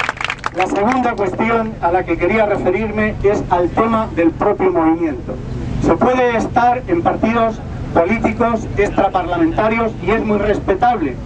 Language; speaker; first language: Spanish; native; Spanish